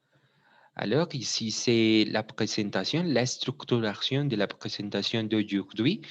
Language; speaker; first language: French; non-native, learner; Spanish